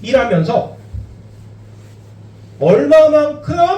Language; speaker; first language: Korean; native; Korean